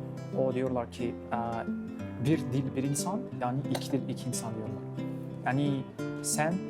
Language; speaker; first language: Turkish; non-native, fluent; Kazakh